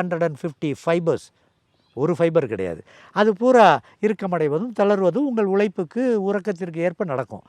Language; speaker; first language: Tamil; native; Tamil